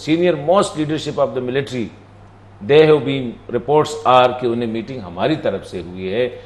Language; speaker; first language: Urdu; non-native, local second language; Pashto